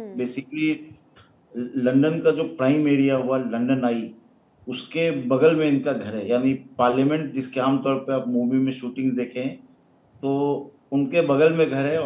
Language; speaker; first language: Hindi; native; Hindi